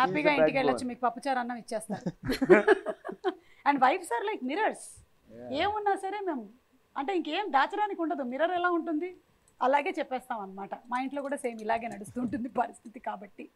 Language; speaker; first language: Telugu; native; Telugu